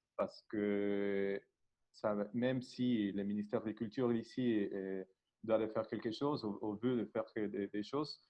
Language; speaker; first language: French; non-native, learner; Spanish